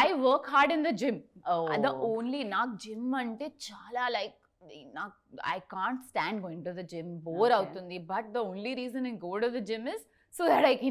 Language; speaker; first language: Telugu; non-native, learner; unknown